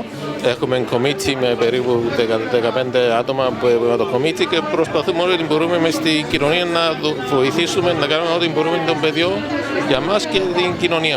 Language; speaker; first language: Greek; early bilingual, heritage; Greek